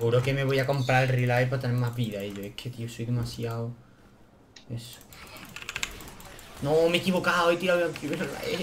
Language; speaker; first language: Spanish; native; Spanish